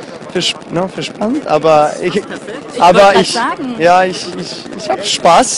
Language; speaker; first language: German; non-native, learner; Serbian